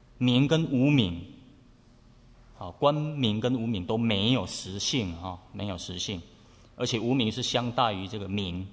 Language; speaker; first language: Chinese; native; Chinese